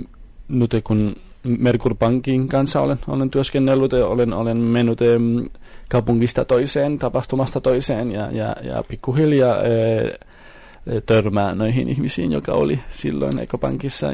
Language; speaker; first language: Finnish; non-native, fluent; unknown